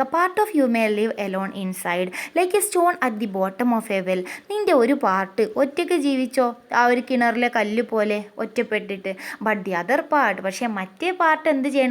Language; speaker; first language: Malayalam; native; Malayalam